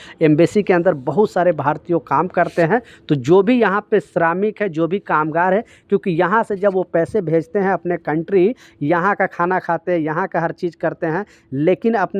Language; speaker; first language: Hindi; native; Hindi